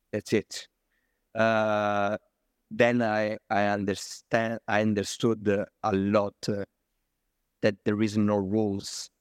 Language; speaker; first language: English; non-native, fluent; Italian